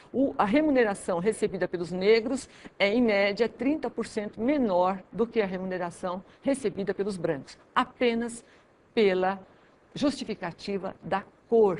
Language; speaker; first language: Portuguese; native; Portuguese